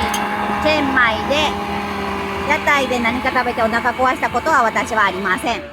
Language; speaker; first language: Japanese; native; Japanese